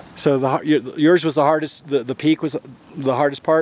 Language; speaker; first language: English; native; English